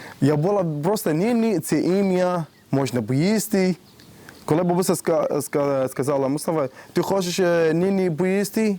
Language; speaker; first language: Ukrainian; non-native, learner; Arabic